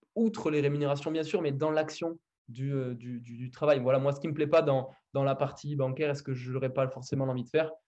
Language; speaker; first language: French; native; French